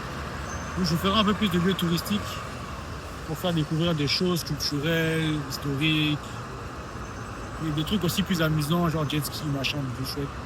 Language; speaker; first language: French; native; French